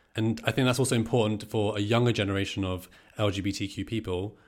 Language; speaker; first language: English; native; English